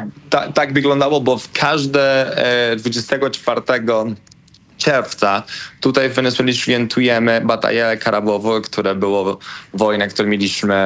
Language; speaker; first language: Polish; non-native, learner; Spanish